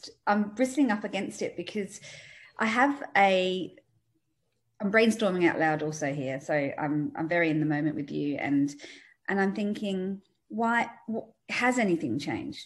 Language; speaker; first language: English; native; English